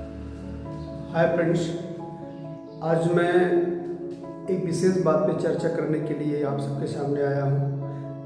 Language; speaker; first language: Hindi; native; Hindi